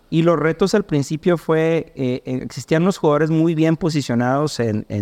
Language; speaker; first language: Spanish; native; Spanish